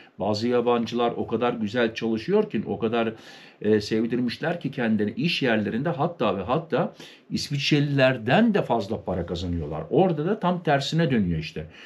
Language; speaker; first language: Turkish; native; Turkish